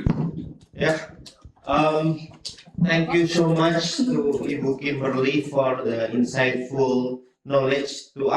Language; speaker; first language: English; non-native, local second language; Indonesian